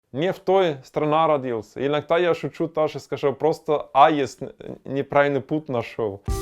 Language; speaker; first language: Russian; non-native, learner; German